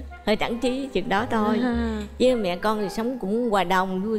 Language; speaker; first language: Vietnamese; native; Vietnamese